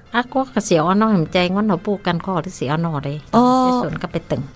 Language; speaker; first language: Min Nan Chinese; non-native, learner; Northeastern Thai